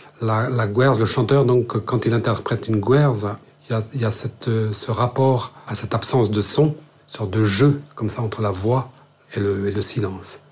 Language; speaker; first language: French; non-native, local second language; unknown